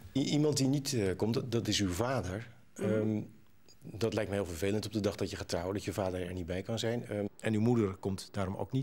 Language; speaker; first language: Dutch; native; Dutch